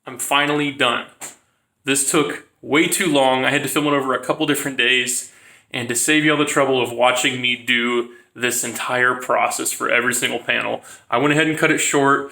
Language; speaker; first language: English; native; English